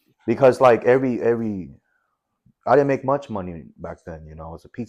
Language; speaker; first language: English; native; English